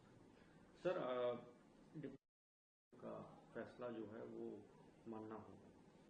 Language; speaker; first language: Hindi; native; Hindi